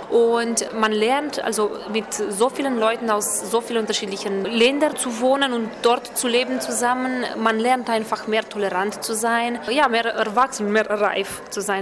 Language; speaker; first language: German; non-native, fluent; Romanian